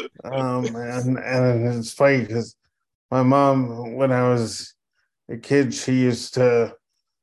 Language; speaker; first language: English; native; English